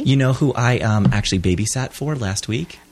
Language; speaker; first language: English; native; English